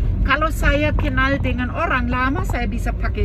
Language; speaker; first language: Indonesian; non-native, fluent; German